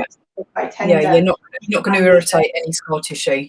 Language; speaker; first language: English; native; English